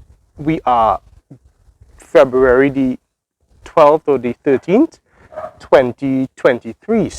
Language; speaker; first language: English; native; English